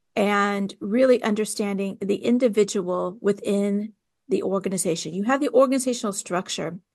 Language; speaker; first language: English; native; English